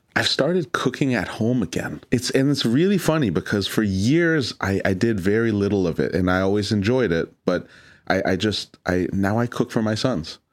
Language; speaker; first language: English; native; English